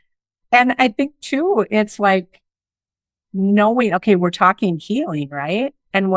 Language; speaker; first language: English; native; English